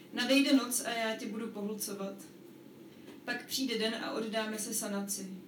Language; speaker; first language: Czech; native; Czech